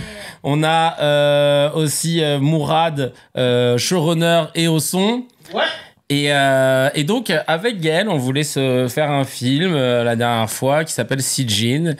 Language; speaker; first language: French; native; French